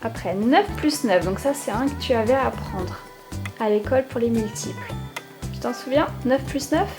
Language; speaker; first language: French; native; French